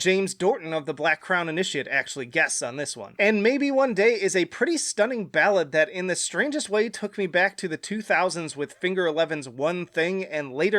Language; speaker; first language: English; native; English